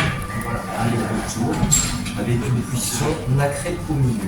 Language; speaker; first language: French; native; French